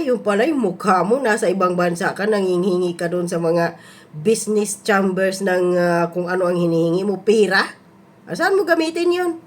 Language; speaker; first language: Filipino; non-native, local second language; Cebuano